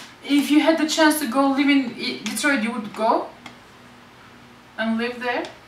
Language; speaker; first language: English; non-native, fluent; Turkish